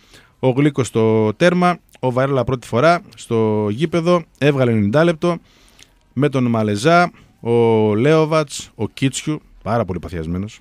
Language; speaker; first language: Greek; native; Greek